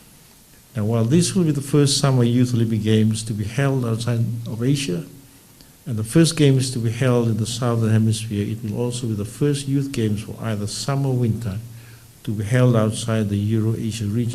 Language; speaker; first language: English; non-native, local second language; Fijian